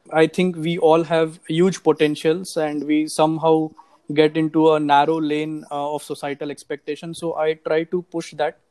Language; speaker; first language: English; non-native, local second language; Hindi